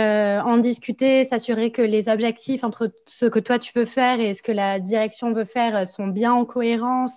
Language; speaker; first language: French; native; French